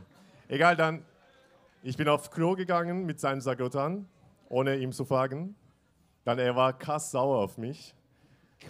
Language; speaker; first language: German; non-native, fluent; Turkish